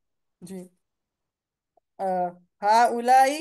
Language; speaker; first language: Arabic; non-native, learner; Urdu